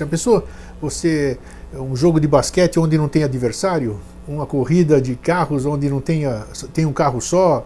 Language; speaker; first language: Portuguese; native; Portuguese